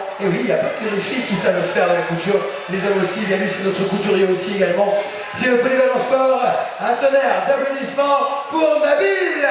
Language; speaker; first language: French; native; French